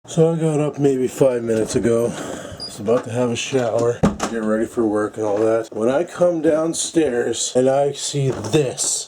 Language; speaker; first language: English; native; English